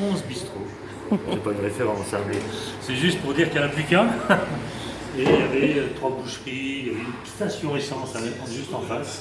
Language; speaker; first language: French; native; French